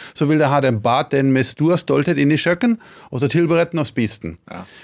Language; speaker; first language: Norwegian; non-native, fluent; German